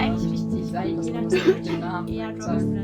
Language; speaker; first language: German; native; German